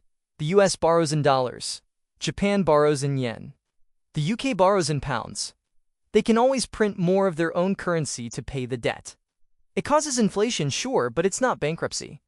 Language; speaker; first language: English; native; English